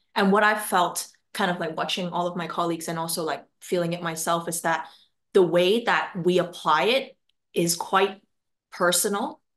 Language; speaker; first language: English; non-native, local second language; Cantonese